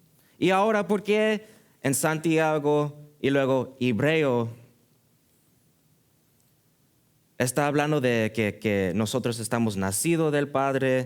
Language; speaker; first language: Spanish; early bilingual, heritage; Spanish